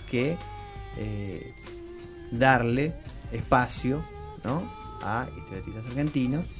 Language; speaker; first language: Spanish; native; Spanish